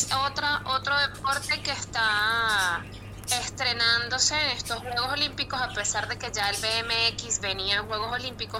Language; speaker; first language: Spanish; native; Spanish